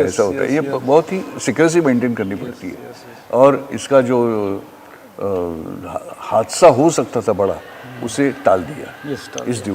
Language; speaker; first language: Hindi; non-native, local second language; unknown